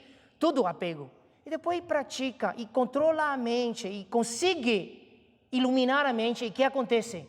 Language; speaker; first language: Portuguese; non-native, fluent; Chinese